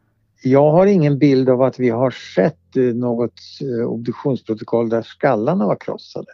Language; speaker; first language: Swedish; native; Swedish